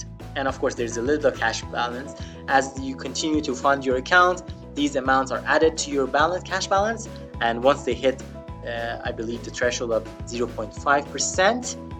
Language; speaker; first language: English; non-native, fluent; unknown